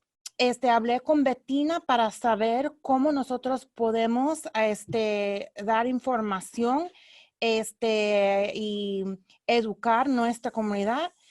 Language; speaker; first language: Spanish; early bilingual, heritage; Spanish